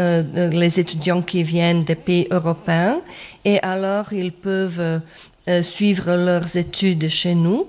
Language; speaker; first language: French; non-native, fluent; Croatian